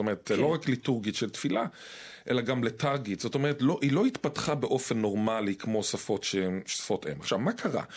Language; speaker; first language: Hebrew; native; Hebrew